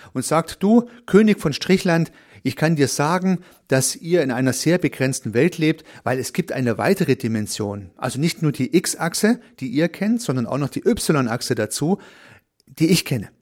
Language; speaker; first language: German; native; German